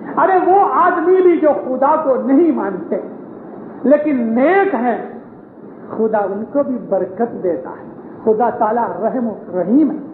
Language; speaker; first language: Urdu; non-native, local second language; Punjabi